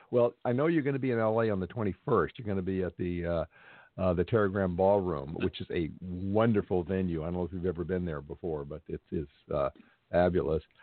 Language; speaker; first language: English; native; English